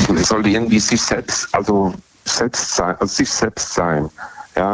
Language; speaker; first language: German; native; German